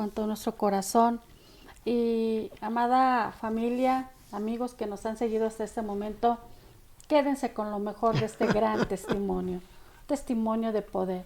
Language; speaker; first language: Spanish; native; Spanish